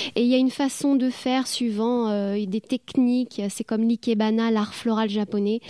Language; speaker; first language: French; native; French